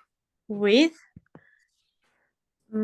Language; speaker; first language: English; non-native, fluent; French